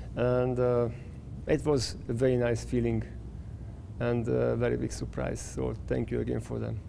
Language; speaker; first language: English; non-native, fluent; Hungarian